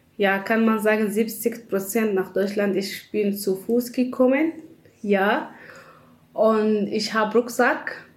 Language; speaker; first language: German; non-native, learner; Arabic